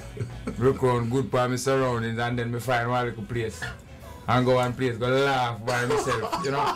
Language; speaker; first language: English; non-native, local second language; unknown